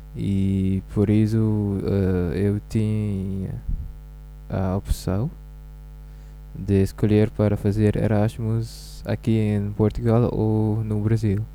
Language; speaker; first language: Portuguese; non-native, learner; Dutch